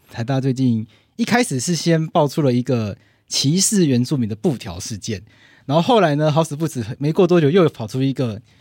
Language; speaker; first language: Chinese; native; Chinese